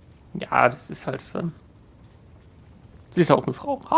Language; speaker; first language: German; native; German